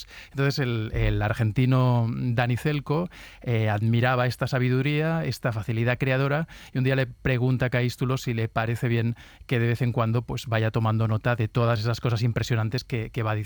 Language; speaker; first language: Spanish; native; Spanish